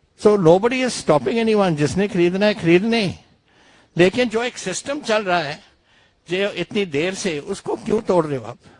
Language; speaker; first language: Hindi; non-native, local second language; Punjabi